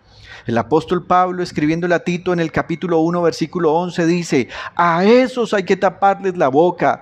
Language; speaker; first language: Spanish; native; Spanish